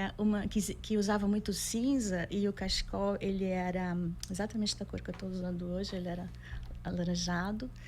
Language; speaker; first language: Portuguese; native; Portuguese